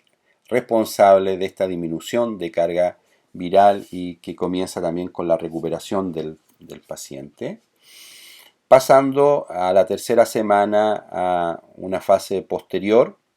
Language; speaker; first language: Spanish; native; Spanish